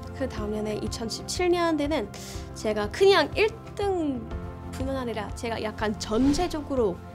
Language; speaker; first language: Korean; non-native, fluent; English